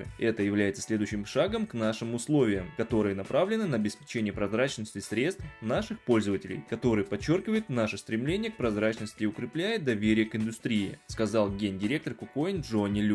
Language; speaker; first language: Russian; native; Russian